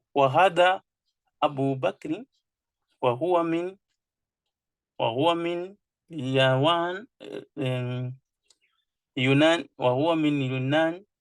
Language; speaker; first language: Arabic; non-native, fluent; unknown